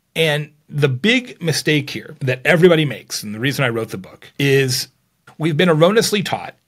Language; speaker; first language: English; native; English